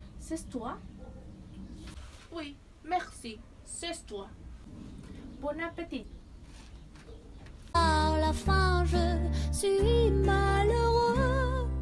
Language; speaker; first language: French; non-native, learner; Spanish